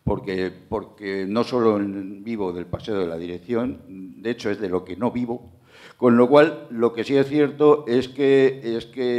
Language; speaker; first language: Spanish; native; Spanish